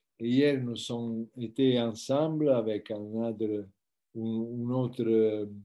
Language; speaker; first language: French; non-native, learner; Italian